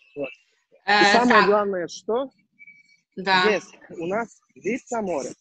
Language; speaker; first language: Russian; non-native, learner; Turkish